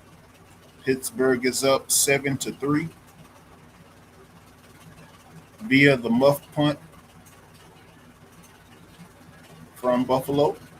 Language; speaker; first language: English; native; English